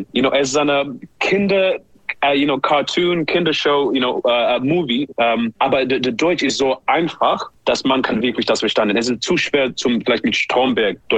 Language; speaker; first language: German; non-native, learner; English